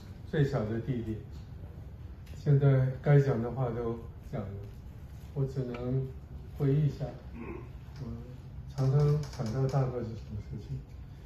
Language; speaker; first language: Chinese; native; Chinese